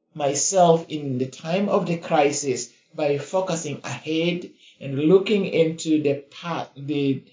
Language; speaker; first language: English; non-native, fluent; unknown